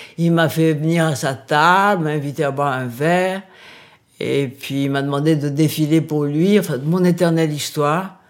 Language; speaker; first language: French; early bilingual, other home language; Portuguese